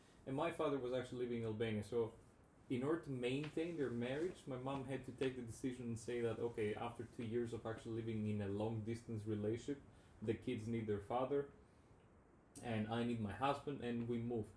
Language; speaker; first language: English; non-native, fluent; Greek